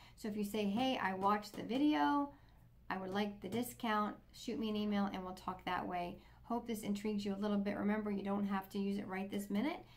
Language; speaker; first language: English; native; English